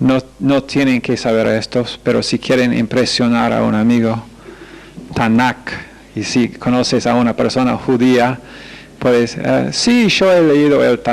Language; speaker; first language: Spanish; non-native, fluent; English